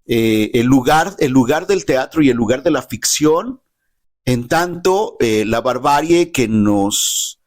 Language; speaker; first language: Spanish; native; Spanish